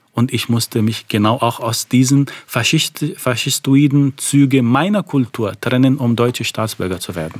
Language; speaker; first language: German; non-native, fluent; Arabic